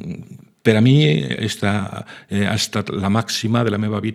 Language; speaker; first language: Catalan; non-native, local second language; Spanish